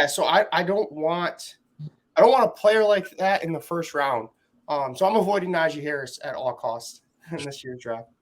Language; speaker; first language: English; native; English